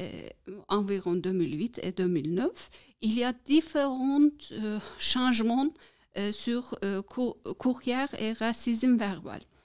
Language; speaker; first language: French; non-native, learner; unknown